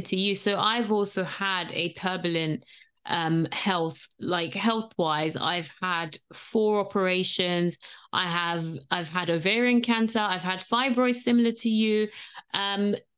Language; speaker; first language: English; non-native, local second language; Yoruba